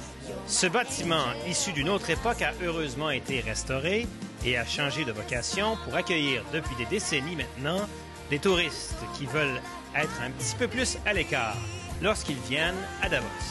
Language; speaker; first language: French; native; French